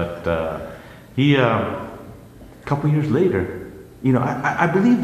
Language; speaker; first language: English; early bilingual, other home language; Spanish